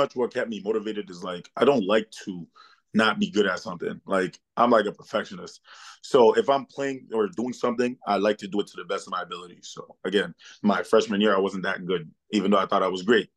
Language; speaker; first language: English; early bilingual, other home language; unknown